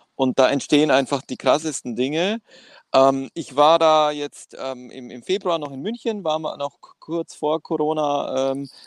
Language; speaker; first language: German; non-native, fluent; Greek